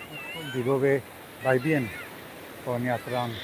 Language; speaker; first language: Vietnamese; non-native, learner; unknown